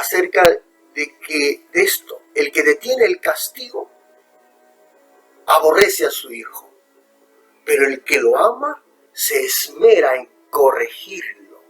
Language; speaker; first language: Spanish; native; Spanish